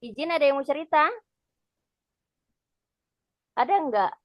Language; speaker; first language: Indonesian; native; Indonesian